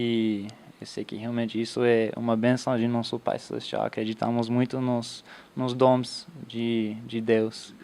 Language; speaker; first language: Portuguese; non-native, fluent; English